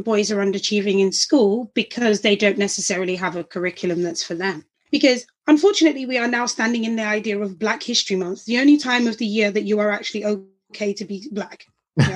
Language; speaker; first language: English; native; English